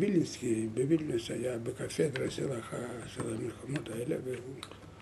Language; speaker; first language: Hebrew; non-native, learner; Lithuanian